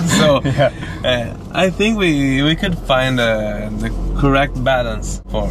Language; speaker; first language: English; non-native, fluent; Italian